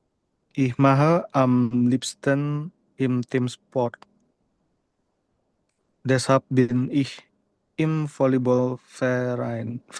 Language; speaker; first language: German; non-native, learner; Indonesian